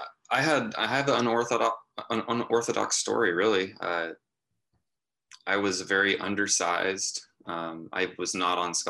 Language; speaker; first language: English; native; English